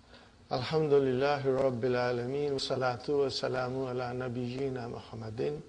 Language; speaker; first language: Arabic; non-native, fluent; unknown